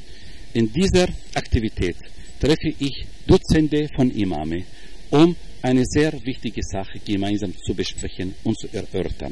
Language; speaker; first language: German; non-native, fluent; Arabic